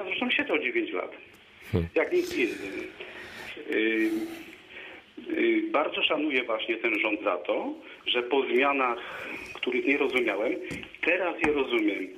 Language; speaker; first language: Polish; native; Polish